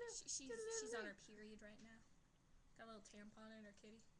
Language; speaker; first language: English; native; English